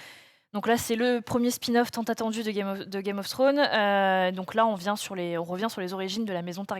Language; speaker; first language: French; native; French